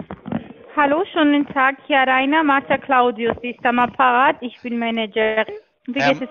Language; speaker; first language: German; non-native, learner; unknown